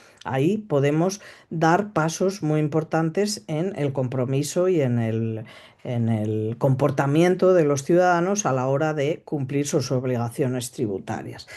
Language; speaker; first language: Spanish; native; Spanish